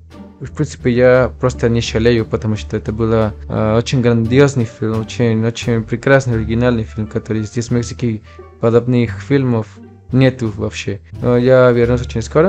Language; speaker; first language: Russian; non-native, fluent; Spanish